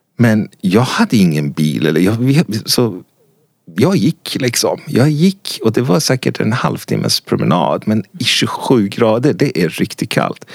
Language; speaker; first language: Swedish; non-native, fluent; Persian